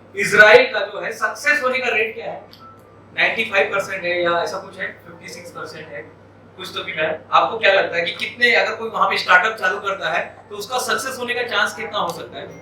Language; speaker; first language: Hindi; non-native, local second language; Marathi